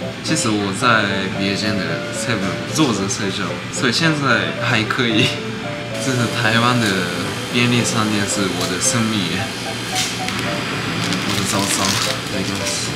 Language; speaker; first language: Chinese; early bilingual, heritage; Japanese